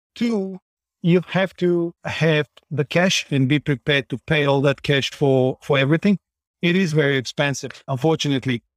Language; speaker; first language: English; non-native, fluent; Bulgarian